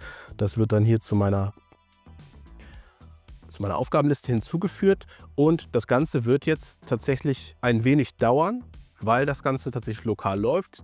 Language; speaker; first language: German; native; German